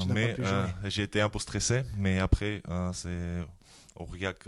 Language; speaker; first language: French; non-native, learner; Georgian